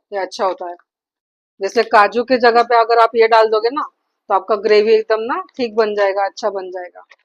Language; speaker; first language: Hindi; non-native, local second language; Marathi